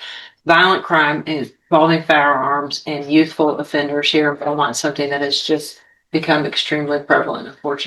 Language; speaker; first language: English; native; English